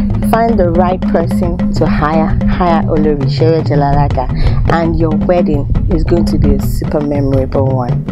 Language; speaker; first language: English; non-native, local second language; Yoruba